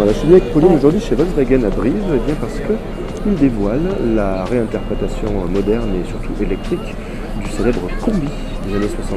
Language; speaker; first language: French; native; French